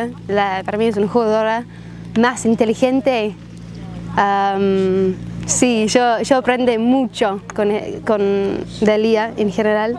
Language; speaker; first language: Spanish; non-native, learner; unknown